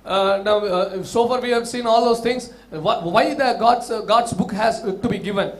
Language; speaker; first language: English; non-native, local second language; Tamil